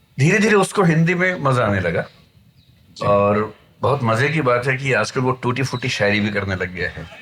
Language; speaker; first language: Hindi; native; Hindi